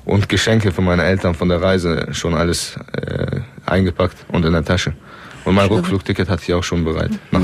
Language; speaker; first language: German; early bilingual, other home language; Turkish